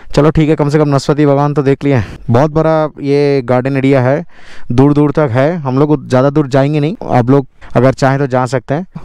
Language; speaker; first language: Hindi; non-native, local second language; Bangla